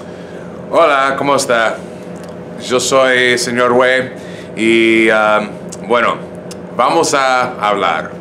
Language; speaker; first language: Spanish; non-native, fluent; English